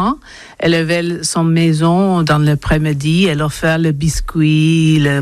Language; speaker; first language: French; non-native, learner; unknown